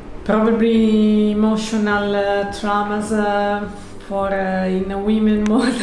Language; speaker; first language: English; non-native, learner; Italian